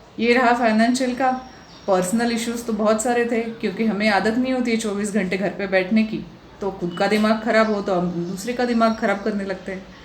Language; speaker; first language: Hindi; non-native, local second language; Marathi